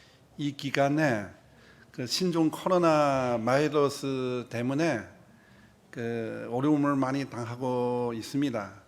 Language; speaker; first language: Korean; non-native, fluent; Chinese